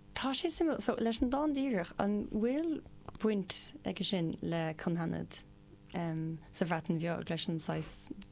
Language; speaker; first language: Irish; non-native, local second language; English